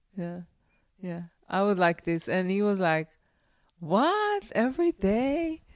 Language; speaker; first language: English; non-native, fluent; Hebrew